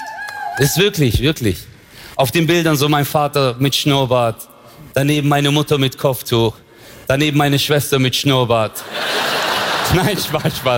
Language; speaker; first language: German; early bilingual, other home language; Turkish